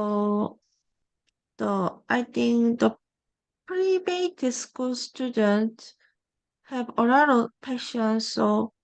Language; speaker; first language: English; non-native, learner; Korean